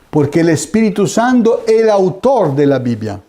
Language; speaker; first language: Spanish; non-native, fluent; Italian